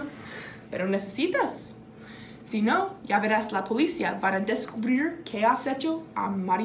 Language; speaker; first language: Spanish; non-native, learner; English